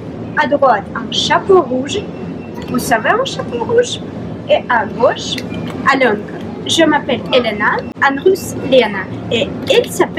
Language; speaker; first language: French; non-native, fluent; Russian